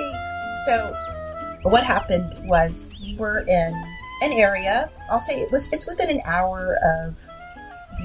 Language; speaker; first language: English; native; English